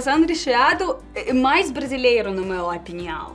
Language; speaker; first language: Portuguese; non-native, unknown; Russian